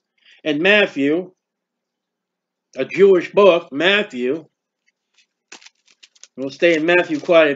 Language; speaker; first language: English; native; English